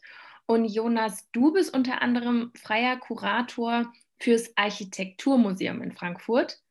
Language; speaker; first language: German; native; German